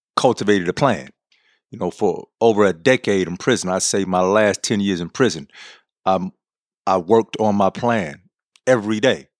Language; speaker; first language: English; native; English